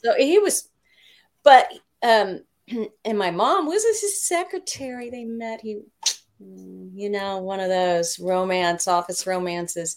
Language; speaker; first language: English; native; English